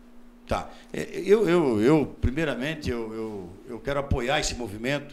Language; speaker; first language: Portuguese; native; Portuguese